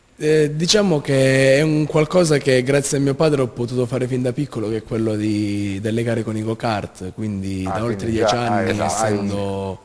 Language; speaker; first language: Italian; native; Italian